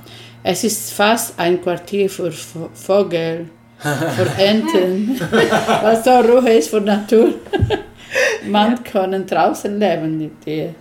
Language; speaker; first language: German; non-native, learner; Spanish